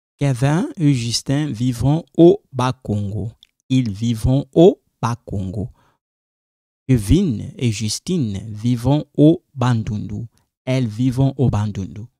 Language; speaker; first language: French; non-native, local second language; Lingala